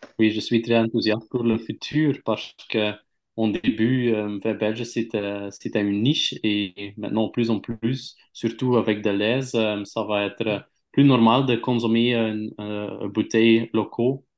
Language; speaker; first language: French; non-native, local second language; Dutch